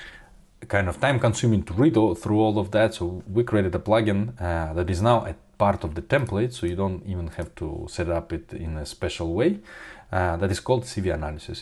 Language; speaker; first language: English; non-native, fluent; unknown